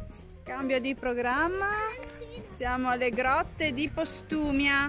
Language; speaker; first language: Italian; native; Italian